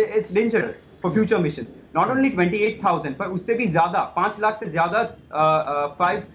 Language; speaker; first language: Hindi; non-native, local second language; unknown